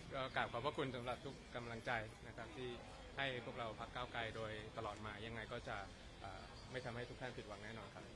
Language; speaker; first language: Thai; native; Thai